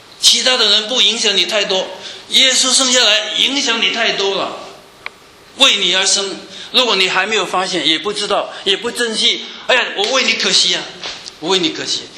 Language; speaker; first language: Chinese; native; Chinese